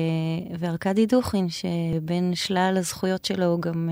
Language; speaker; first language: Hebrew; native; Hebrew